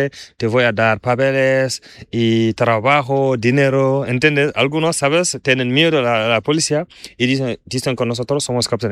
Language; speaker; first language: Spanish; non-native, learner; Fula